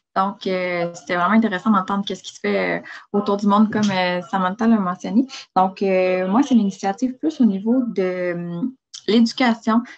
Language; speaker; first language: French; native; French